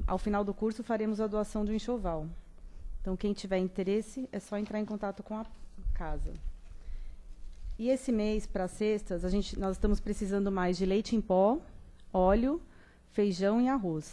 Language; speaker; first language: Portuguese; native; Portuguese